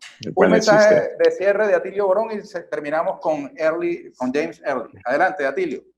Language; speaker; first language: Spanish; native; Spanish